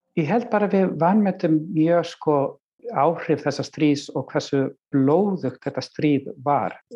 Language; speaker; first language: Icelandic; native; Icelandic